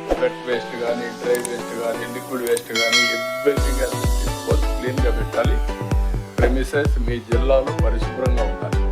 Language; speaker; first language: Telugu; native; Telugu